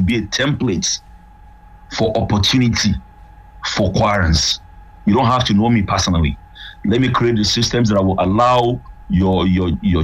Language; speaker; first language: English; non-native, local second language; Yoruba